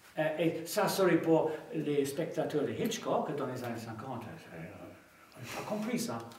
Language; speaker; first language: French; non-native, fluent; English